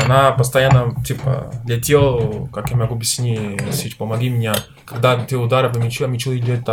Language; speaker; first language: Russian; non-native, learner; Portuguese